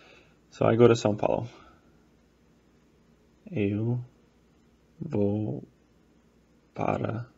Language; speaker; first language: Portuguese; non-native, fluent; English